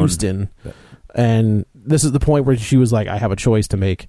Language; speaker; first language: English; native; English